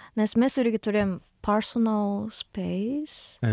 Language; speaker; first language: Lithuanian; non-native, learner; Japanese